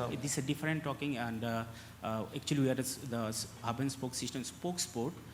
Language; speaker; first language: English; non-native, local second language; Bangla